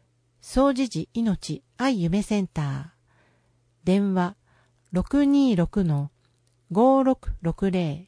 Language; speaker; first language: Japanese; native; Japanese